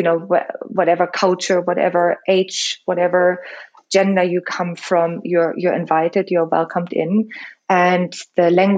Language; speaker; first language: English; non-native, fluent; German